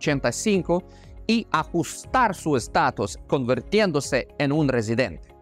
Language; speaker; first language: Spanish; non-native, fluent; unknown